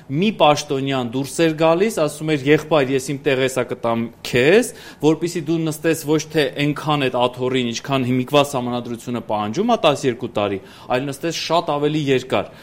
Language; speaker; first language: Armenian; native; Armenian